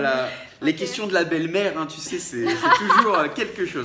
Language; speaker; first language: French; native; French